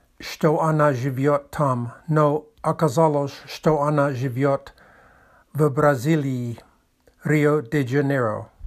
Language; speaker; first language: Russian; non-native, learner; English